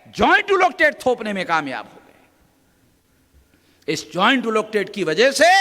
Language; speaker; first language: Hindi; non-native, local second language; Marathi